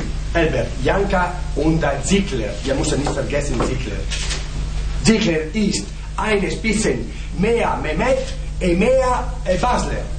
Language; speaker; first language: German; non-native, learner; Italian